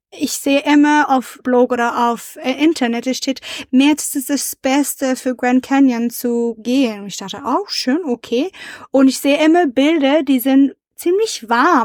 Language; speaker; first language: German; non-native, learner; French